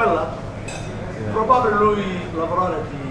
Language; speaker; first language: Italian; non-native, learner; Somali